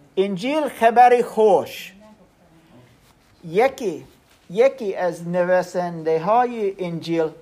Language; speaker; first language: Persian; non-native, learner; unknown